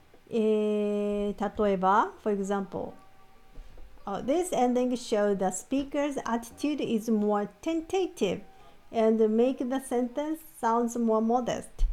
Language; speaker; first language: English; non-native, fluent; Japanese